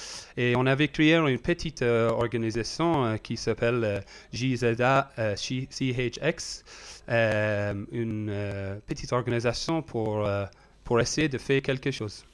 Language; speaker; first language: French; non-native, learner; English